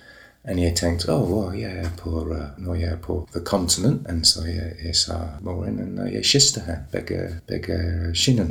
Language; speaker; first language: Norwegian; non-native, learner; English